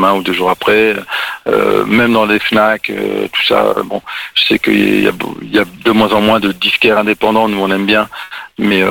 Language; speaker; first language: French; native; French